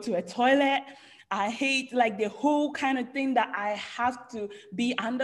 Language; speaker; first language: English; non-native, fluent; Italian